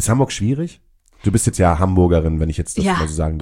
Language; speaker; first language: German; native; German